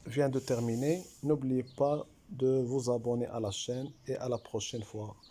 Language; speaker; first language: French; non-native, local second language; Arabic